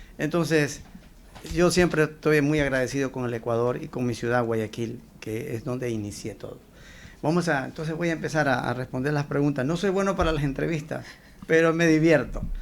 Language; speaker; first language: Spanish; native; Spanish